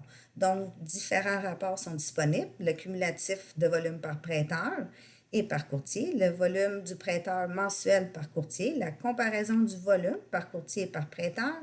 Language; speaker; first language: French; native; French